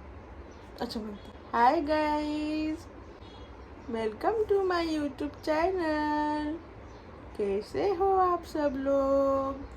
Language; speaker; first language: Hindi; non-native, local second language; Marathi